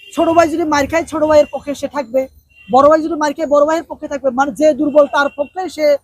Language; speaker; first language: Bangla; non-native, local second language; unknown